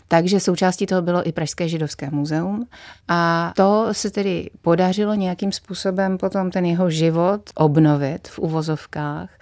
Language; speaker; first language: Czech; native; Czech